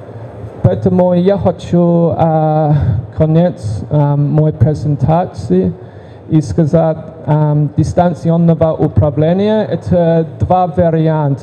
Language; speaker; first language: Russian; non-native, learner; English